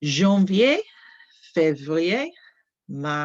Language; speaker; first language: French; non-native, fluent; English